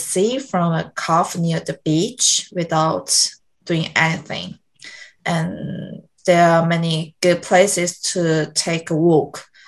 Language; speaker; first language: English; non-native, learner; Korean